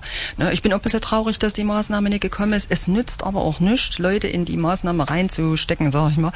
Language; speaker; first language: German; native; German